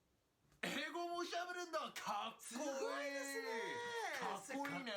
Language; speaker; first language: Japanese; non-native, learner; English